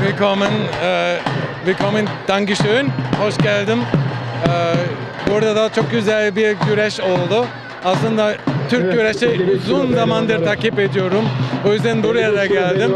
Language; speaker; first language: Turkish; non-native, fluent; German